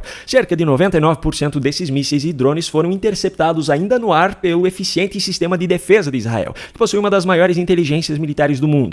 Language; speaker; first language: Portuguese; native; Portuguese